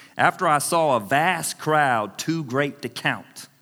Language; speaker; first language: English; native; English